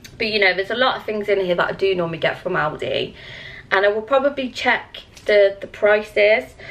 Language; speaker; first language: English; native; English